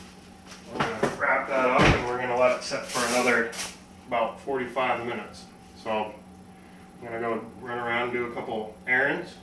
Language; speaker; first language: English; native; English